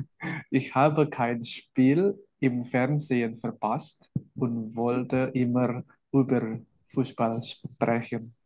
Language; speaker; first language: German; non-native, learner; Indonesian